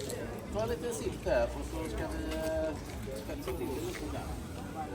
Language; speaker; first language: Swedish; native; Swedish